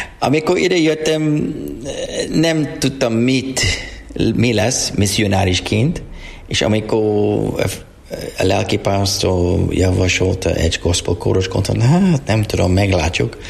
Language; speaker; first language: Hungarian; non-native, learner; English